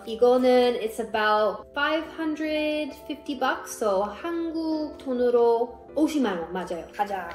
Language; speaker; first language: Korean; non-native, learner; English